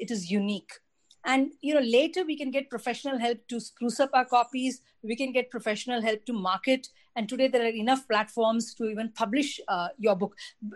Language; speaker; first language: English; non-native, local second language; Tamil